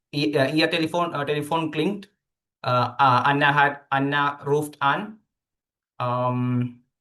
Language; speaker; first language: German; non-native, learner; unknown